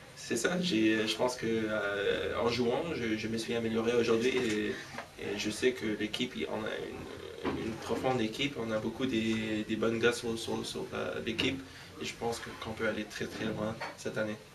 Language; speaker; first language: French; early bilingual, heritage; English